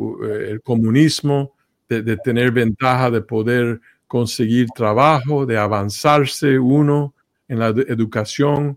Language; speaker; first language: Spanish; early bilingual, heritage; Spanish